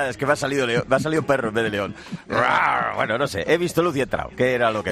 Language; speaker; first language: Spanish; native; Spanish